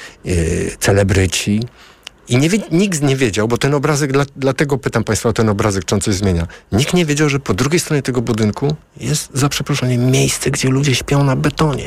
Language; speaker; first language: Polish; native; Polish